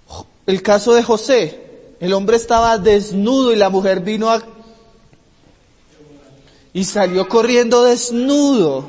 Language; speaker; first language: Spanish; native; Spanish